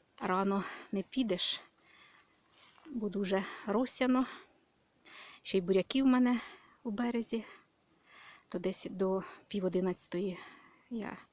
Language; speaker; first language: Ukrainian; native; Ukrainian